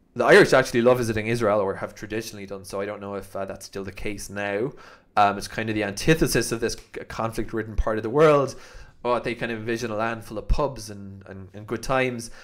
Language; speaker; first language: English; native; English